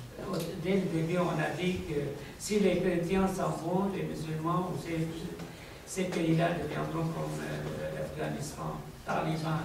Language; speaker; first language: French; non-native, fluent; Arabic